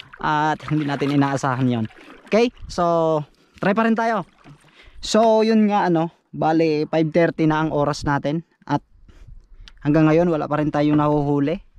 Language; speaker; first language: Filipino; non-native, local second language; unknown